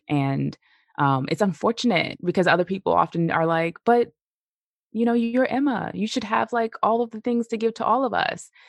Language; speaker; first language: English; native; English